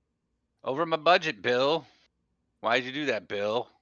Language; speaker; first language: English; native; English